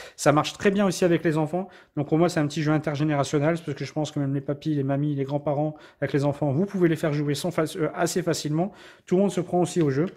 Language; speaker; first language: French; native; French